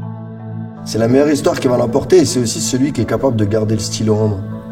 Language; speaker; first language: French; native; French